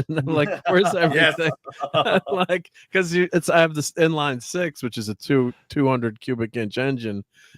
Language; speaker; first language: English; native; English